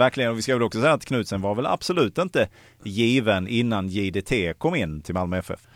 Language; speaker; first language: Swedish; native; Swedish